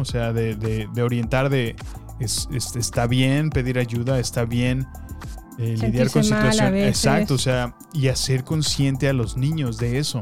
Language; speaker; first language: Spanish; native; Spanish